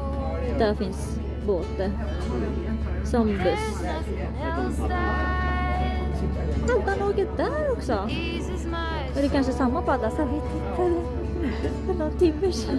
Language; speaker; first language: Swedish; non-native, learner; Japanese